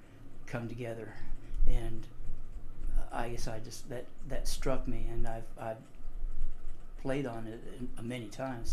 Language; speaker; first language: English; native; English